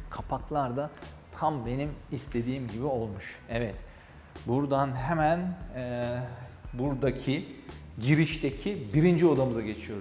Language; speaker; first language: Turkish; native; Turkish